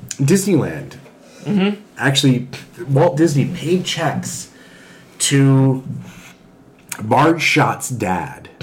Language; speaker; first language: English; native; English